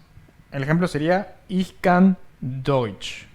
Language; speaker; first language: German; non-native, fluent; Spanish